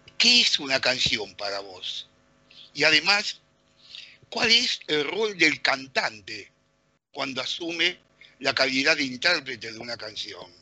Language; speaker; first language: Spanish; native; Spanish